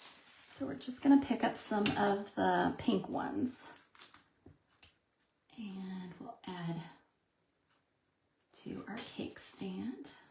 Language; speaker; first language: English; native; English